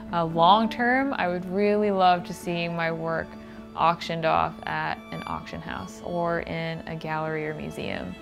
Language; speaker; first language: English; native; English